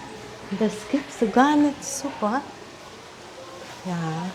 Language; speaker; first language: German; non-native, learner; Filipino